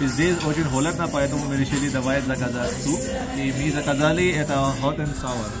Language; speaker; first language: Russian; non-native, learner; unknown